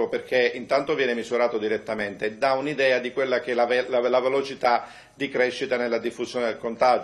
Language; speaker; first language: Italian; native; Italian